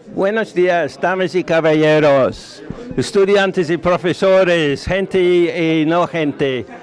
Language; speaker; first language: Spanish; non-native, fluent; English